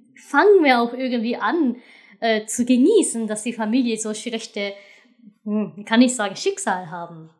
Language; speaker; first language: German; non-native, learner; Japanese